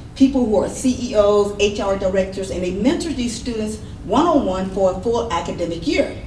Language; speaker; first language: English; native; English